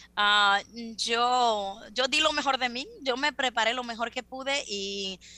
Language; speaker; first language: Spanish; native; Spanish